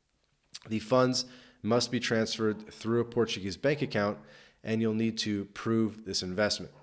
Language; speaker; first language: English; native; English